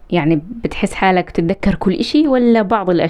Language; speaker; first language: Arabic; native; Arabic